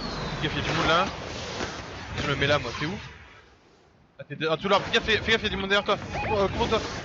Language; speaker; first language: French; native; French